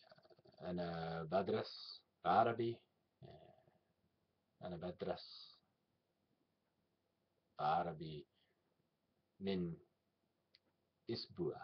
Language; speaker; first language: Arabic; non-native, learner; English